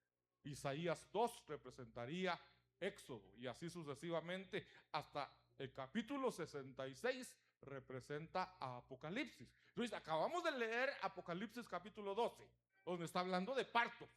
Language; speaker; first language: Spanish; native; Spanish